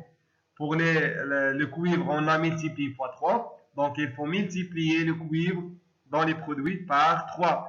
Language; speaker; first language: French; non-native, local second language; Arabic